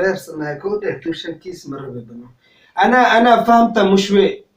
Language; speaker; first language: Arabic; non-native, learner; Somali